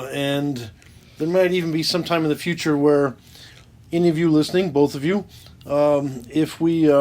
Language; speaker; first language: English; native; English